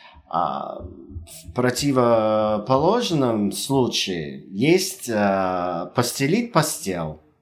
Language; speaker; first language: Russian; non-native, fluent; English